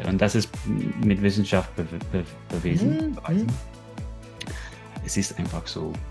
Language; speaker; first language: German; non-native, fluent; English